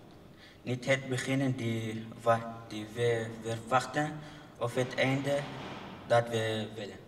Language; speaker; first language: Dutch; non-native, learner; Arabic